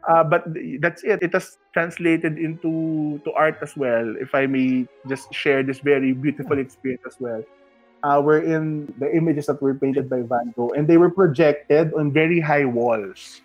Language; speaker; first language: English; non-native, local second language; Filipino